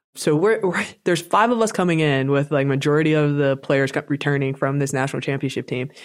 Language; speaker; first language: English; native; English